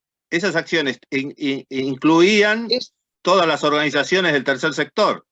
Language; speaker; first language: Spanish; native; Spanish